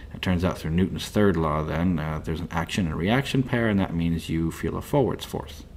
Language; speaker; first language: English; native; English